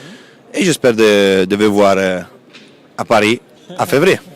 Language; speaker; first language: French; non-native, fluent; Italian